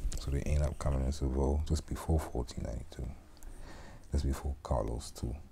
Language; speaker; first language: English; native; English